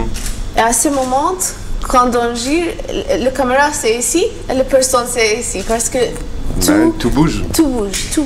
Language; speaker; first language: French; non-native, learner; Maltese